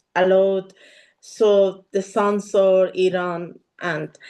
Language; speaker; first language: English; non-native, learner; Persian